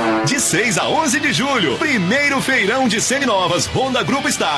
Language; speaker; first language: Portuguese; native; Portuguese